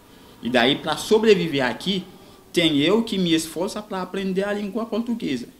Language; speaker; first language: Portuguese; non-native, learner; Haitian Creole